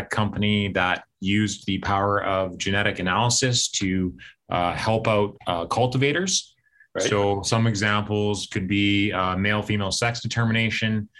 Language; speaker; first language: English; native; English